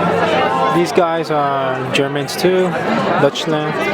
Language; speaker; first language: English; non-native, learner; Spanish